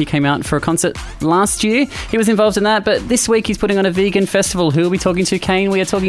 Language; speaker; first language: English; native; English